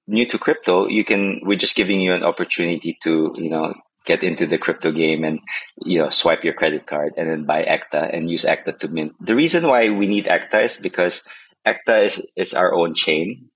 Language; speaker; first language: English; non-native, local second language; Filipino